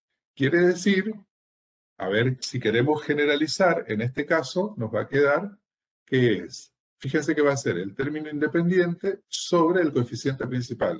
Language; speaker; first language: Spanish; native; Spanish